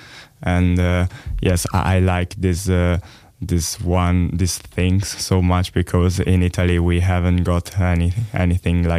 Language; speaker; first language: English; non-native, learner; Italian